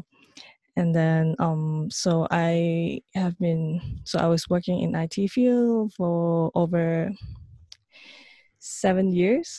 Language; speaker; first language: English; non-native, local second language; Chinese